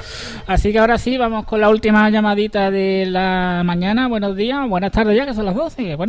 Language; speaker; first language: Spanish; native; Spanish